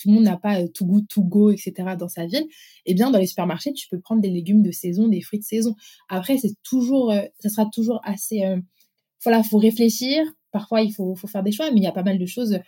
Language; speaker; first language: French; early bilingual, other home language; Arabic